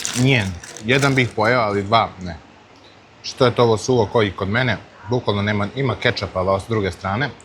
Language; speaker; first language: Bosnian; early bilingual, heritage; Bosnian